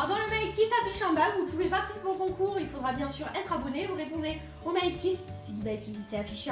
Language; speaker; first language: French; native; French